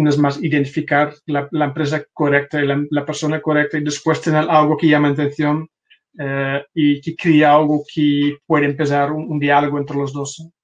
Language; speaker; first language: Spanish; non-native, fluent; Dutch